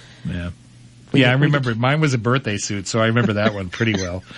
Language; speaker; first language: English; native; English